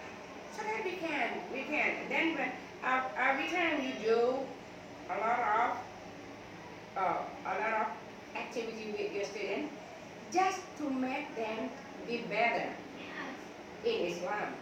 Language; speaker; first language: English; non-native, learner; Thai